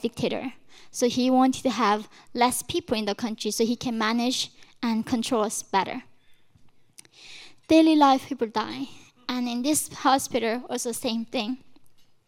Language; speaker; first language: English; non-native, fluent; Korean